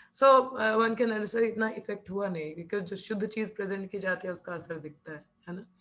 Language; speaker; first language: Hindi; non-native, local second language; Punjabi